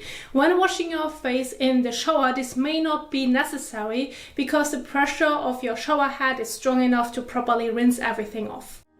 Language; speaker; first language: English; non-native, fluent; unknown